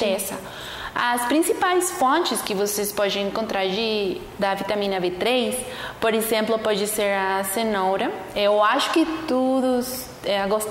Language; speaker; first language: Portuguese; non-native, learner; Spanish